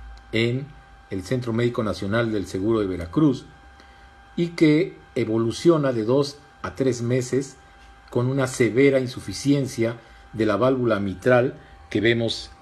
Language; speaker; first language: Spanish; native; Spanish